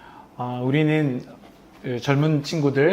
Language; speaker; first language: Korean; native; Korean